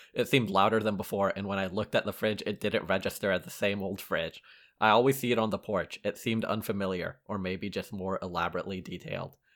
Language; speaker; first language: English; early bilingual, other home language; Arabic